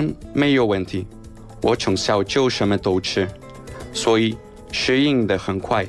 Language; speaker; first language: Chinese; non-native, fluent; Spanish